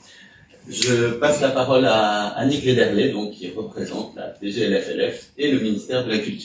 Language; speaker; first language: French; native; French